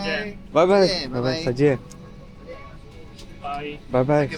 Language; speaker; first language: Chinese; non-native, learner; Sinhala